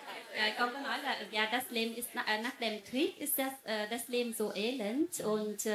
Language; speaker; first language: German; non-native, fluent; Vietnamese